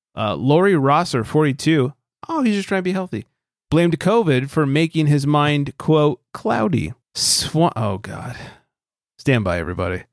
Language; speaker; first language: English; native; English